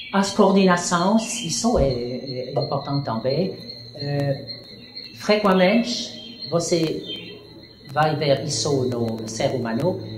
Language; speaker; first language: Portuguese; non-native, learner; French